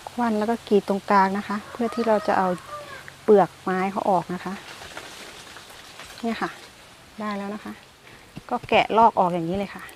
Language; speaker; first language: Thai; native; Thai